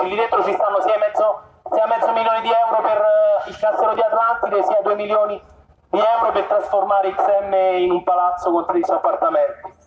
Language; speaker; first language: Italian; native; Italian